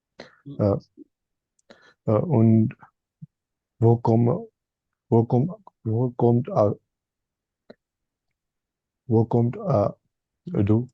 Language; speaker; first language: German; non-native, learner; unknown